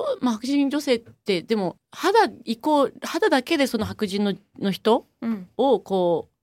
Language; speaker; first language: Japanese; native; Japanese